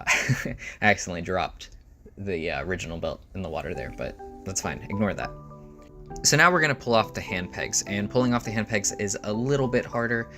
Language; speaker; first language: English; native; English